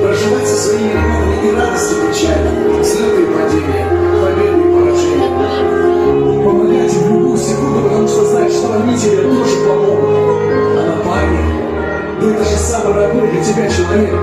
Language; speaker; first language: Russian; native; Russian